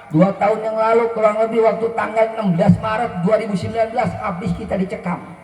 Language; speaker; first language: Indonesian; native; Indonesian